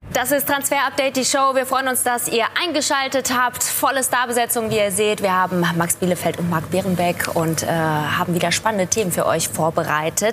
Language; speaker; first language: German; native; German